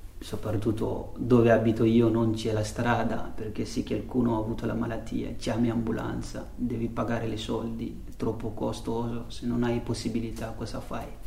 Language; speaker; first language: Italian; non-native, learner; Fula